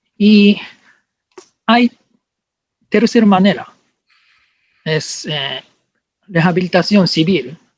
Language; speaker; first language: Spanish; non-native, learner; Japanese